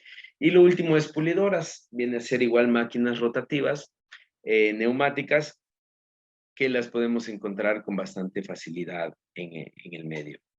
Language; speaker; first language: Spanish; native; Spanish